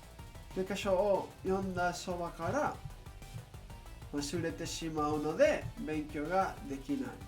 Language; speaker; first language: Japanese; non-native, learner; English